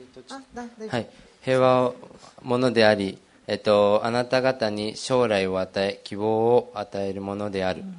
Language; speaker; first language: Japanese; early bilingual, other home language; Portuguese